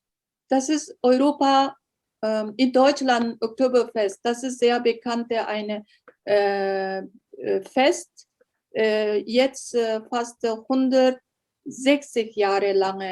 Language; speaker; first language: German; non-native, learner; Uyghur